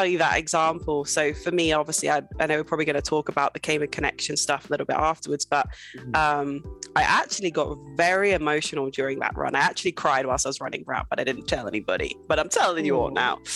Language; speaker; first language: English; native; English